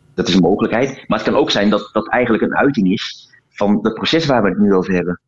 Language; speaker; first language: Dutch; native; Dutch